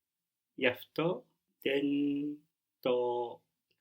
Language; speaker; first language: Greek; non-native, learner; English